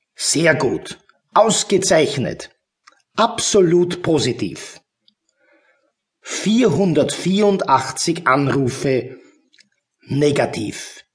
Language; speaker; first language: German; native; German